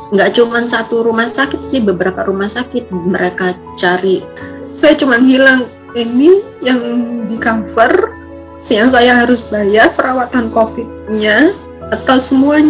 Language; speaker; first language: Indonesian; native; Indonesian